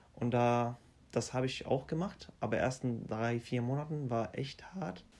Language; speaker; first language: German; non-native, fluent; Arabic